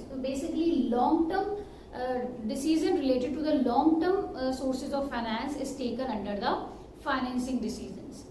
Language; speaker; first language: English; non-native, local second language; Hindi